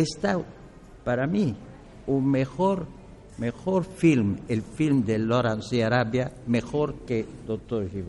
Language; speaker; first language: Spanish; non-native, learner; Arabic